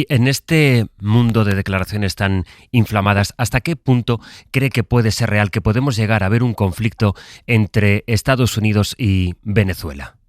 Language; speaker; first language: Spanish; native; Spanish